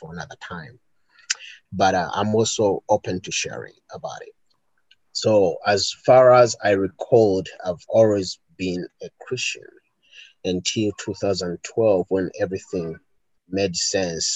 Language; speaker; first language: English; non-native, local second language; Ganda